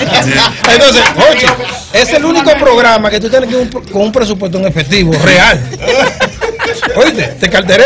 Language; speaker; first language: Spanish; native; Spanish